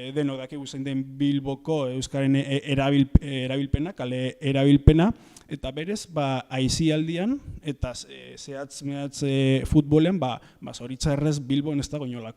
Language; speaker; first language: Basque; native; Basque